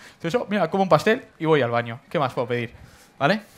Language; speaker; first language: Spanish; native; Spanish